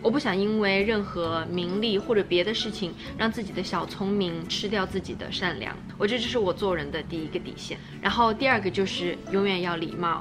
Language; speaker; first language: Chinese; native; Chinese